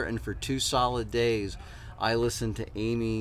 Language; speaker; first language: English; native; English